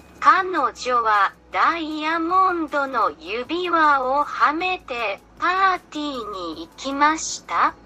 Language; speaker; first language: Japanese; non-native, learner; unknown